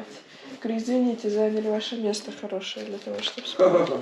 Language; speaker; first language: Russian; native; Russian